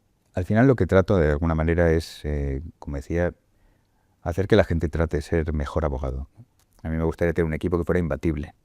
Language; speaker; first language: Spanish; native; Spanish